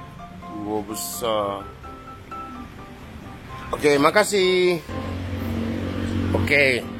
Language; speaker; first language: Indonesian; non-native, learner; Japanese